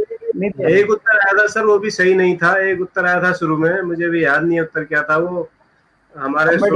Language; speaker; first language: Hindi; native; Hindi